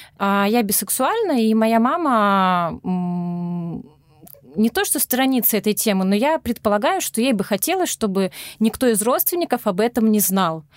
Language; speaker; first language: Russian; native; Russian